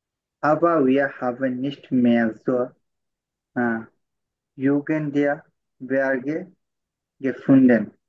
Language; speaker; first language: German; non-native, learner; Bangla